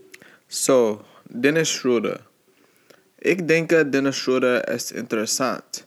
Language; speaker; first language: German; non-native, learner; English